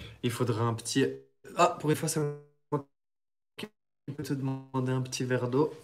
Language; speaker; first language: French; native; French